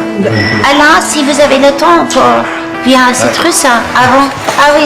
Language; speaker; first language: French; non-native, learner; English